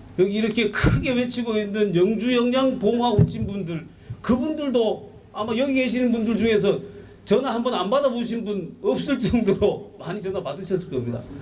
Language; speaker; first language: Korean; native; Korean